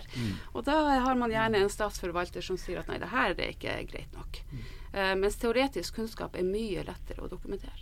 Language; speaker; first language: Norwegian; native; Norwegian